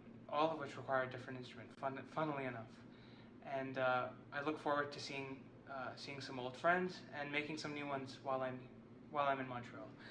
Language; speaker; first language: English; native; English